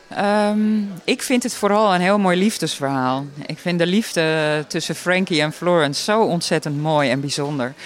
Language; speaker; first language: Dutch; native; Dutch